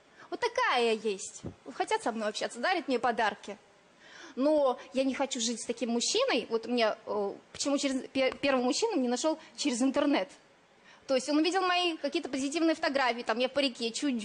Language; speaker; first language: Russian; native; Russian